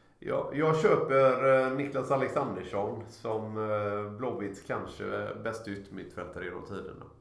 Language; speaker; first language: Swedish; native; Swedish